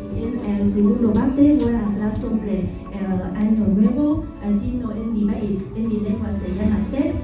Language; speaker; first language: Spanish; non-native, learner; Vietnamese